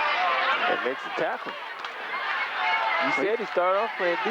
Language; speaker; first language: English; native; English